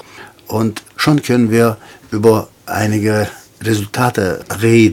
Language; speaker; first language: German; non-native, fluent; Tajik